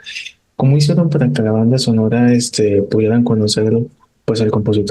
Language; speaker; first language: Spanish; native; Spanish